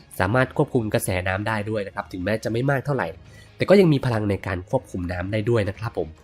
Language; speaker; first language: Thai; native; Thai